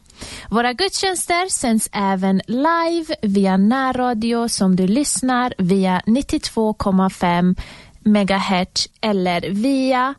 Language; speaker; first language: Swedish; native; Swedish